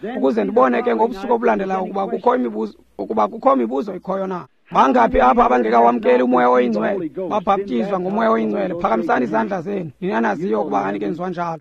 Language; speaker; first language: Xhosa; native; Xhosa